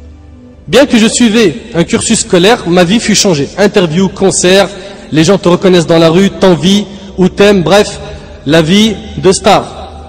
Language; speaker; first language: French; native; French